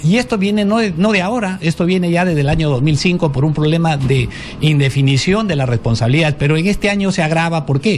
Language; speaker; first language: Spanish; native; Spanish